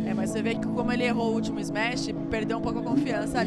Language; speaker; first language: Portuguese; native; Portuguese